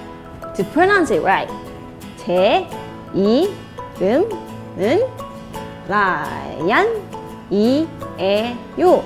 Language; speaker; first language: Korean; non-native, learner; Malay